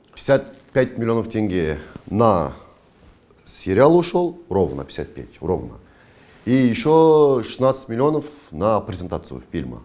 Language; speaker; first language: Russian; non-native, local second language; Kazakh